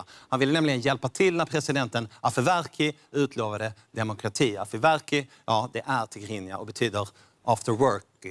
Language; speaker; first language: Swedish; native; Swedish